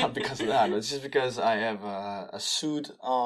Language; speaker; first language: English; non-native, fluent; Dutch